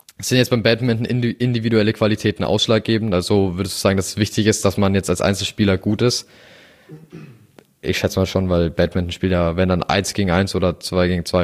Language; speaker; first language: German; native; German